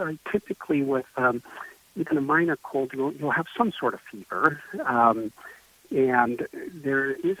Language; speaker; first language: English; native; English